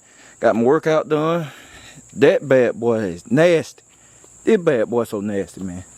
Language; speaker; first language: English; native; English